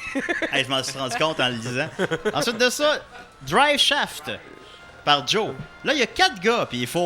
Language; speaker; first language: French; native; French